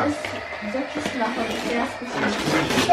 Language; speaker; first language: German; early bilingual, other home language; Filipino